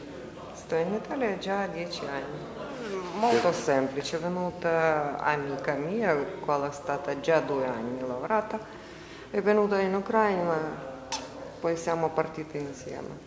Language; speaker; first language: Italian; non-native, learner; Ukrainian